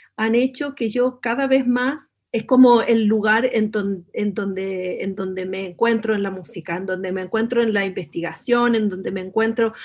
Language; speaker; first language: Spanish; native; Spanish